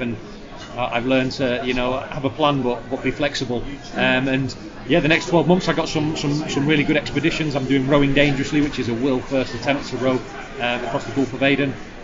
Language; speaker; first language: English; native; English